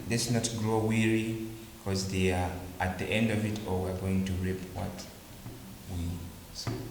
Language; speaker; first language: English; non-native, local second language; Bemba